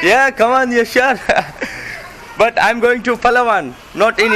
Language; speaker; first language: English; non-native, learner; Hindi